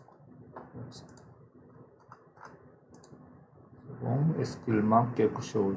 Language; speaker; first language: French; non-native, fluent; Korean